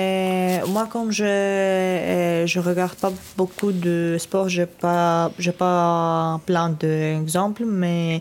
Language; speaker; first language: French; non-native, learner; Greek